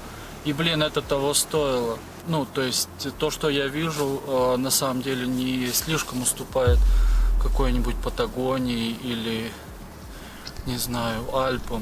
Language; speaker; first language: Russian; native; Russian